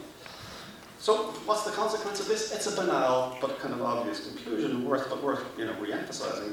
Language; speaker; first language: English; native; English